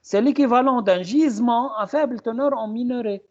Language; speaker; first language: French; non-native, local second language; Arabic